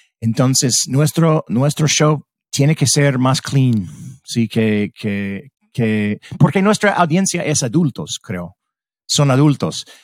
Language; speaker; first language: Spanish; non-native, fluent; English